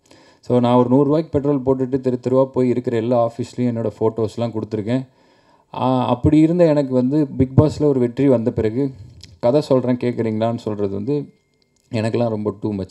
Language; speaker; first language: Tamil; native; Tamil